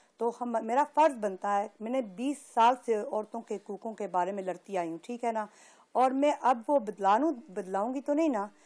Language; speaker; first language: Urdu; early bilingual, heritage; Urdu